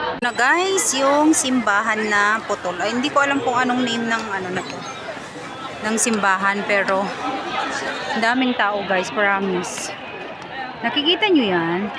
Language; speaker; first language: Filipino; native; Filipino